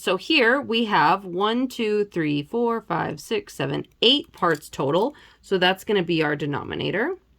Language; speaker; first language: English; native; English